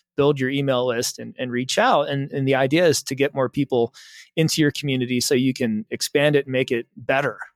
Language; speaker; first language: English; native; English